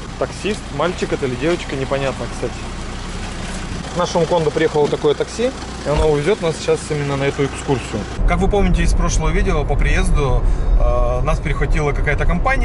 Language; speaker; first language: Russian; native; Russian